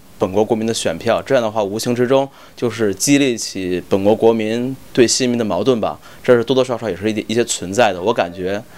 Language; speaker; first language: Chinese; native; Chinese